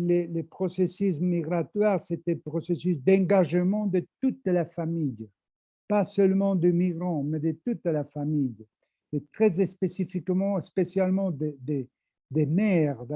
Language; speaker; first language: French; non-native, fluent; Spanish